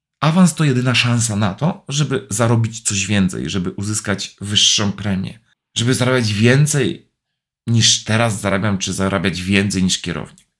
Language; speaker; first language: Polish; native; Polish